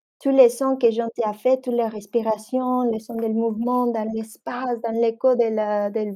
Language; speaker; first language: French; non-native, fluent; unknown